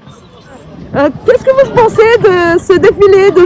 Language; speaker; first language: French; native; French